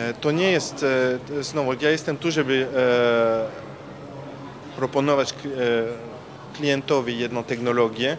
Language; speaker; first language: Polish; non-native, learner; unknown